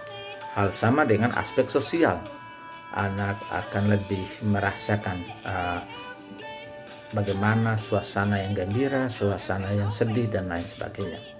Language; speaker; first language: Indonesian; native; Indonesian